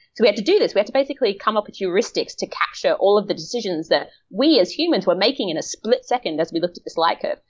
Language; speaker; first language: English; native; English